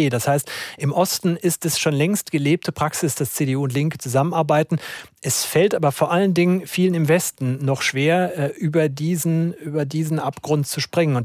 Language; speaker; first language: German; native; German